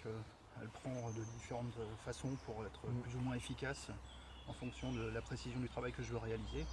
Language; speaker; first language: French; native; French